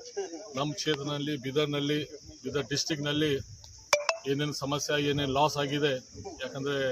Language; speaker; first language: Kannada; non-native, local second language; Urdu